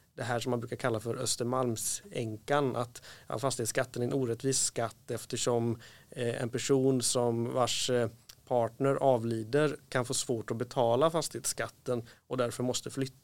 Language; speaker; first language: Swedish; native; Swedish